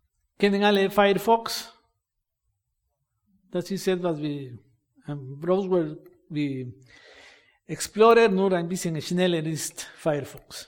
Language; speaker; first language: German; non-native, fluent; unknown